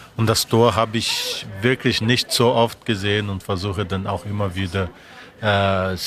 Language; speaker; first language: German; non-native, fluent; Portuguese